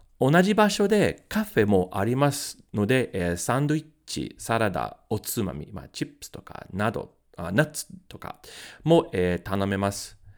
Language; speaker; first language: Japanese; non-native, fluent; English